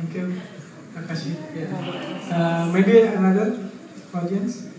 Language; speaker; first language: English; non-native, fluent; Indonesian